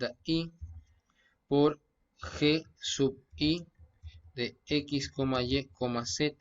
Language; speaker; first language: Spanish; native; Spanish